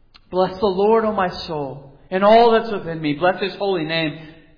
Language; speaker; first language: English; native; English